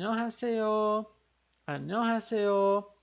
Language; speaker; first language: Korean; non-native, fluent; Portuguese